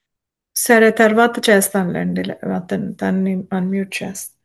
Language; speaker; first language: Telugu; native; Telugu